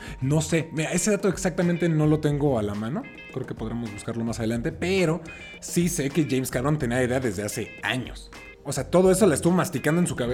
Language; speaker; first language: Spanish; native; Spanish